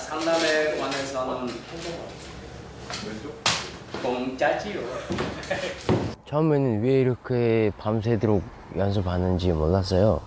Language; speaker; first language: Korean; non-native, fluent; Mongolian